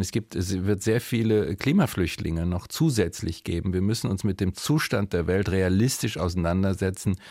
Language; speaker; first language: German; native; German